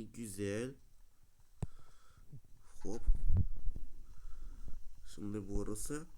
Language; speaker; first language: Turkish; non-native, learner; Russian